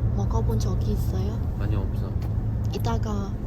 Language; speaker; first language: Korean; non-native, learner; Vietnamese